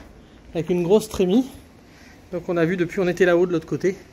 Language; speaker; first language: French; native; French